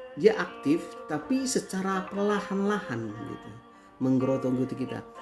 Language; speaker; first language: Indonesian; native; Indonesian